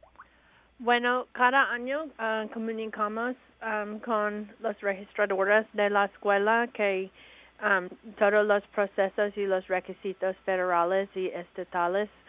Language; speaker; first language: Spanish; non-native, learner; English